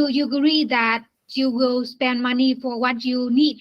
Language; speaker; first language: English; non-native, learner; Vietnamese